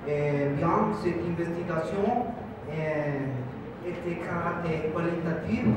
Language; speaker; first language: French; non-native, learner; Spanish